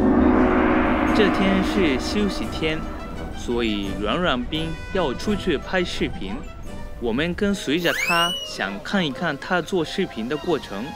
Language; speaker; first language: Chinese; native; Chinese